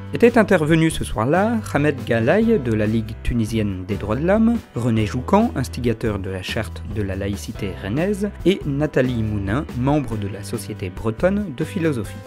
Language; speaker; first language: French; native; French